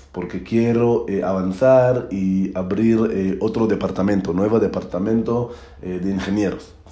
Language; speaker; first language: Spanish; non-native, learner; Hebrew